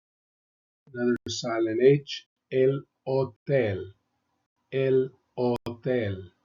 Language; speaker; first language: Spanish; non-native, fluent; English